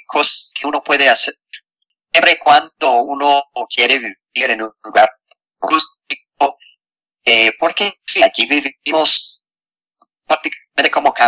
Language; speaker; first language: Spanish; non-native, fluent; English